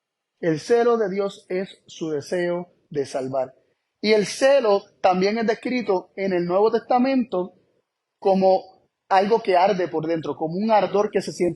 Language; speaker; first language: Spanish; native; Spanish